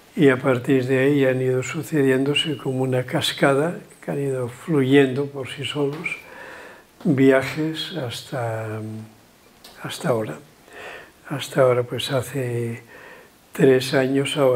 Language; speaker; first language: Spanish; native; Spanish